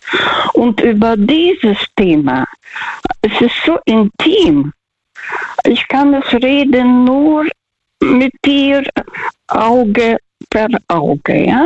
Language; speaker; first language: German; non-native, learner; Russian